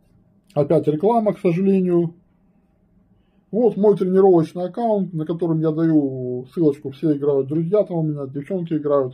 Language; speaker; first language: Russian; native; Russian